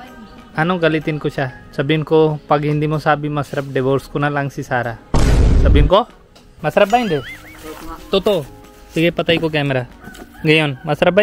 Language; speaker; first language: Filipino; non-native, learner; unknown